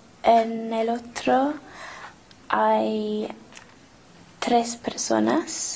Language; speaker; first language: Spanish; non-native, learner; English